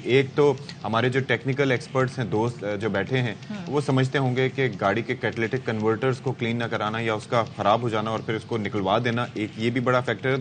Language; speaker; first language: Urdu; native; Urdu